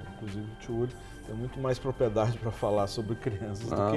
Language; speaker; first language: Portuguese; native; Portuguese